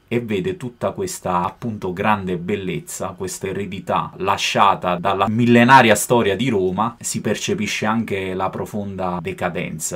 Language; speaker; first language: Italian; native; Italian